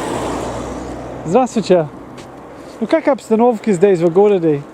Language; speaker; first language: Russian; non-native, learner; English